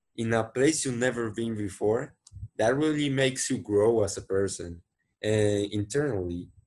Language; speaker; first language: English; non-native, fluent; Spanish